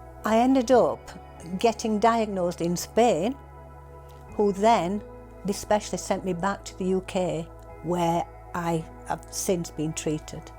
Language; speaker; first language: English; native; English